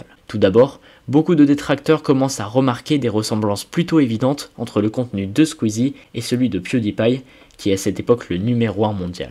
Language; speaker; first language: French; native; French